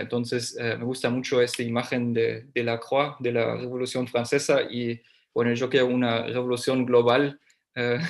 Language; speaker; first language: Spanish; non-native, fluent; German